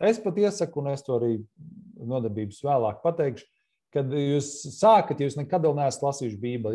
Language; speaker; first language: Latvian; native; Latvian